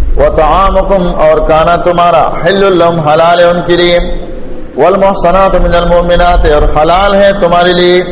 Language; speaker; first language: Urdu; non-native, local second language; Pashto